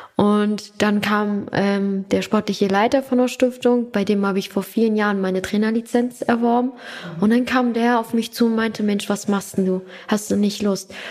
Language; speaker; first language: German; native; German